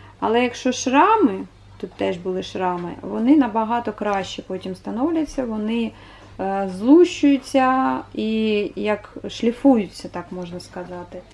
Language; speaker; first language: Ukrainian; non-native, local second language; Russian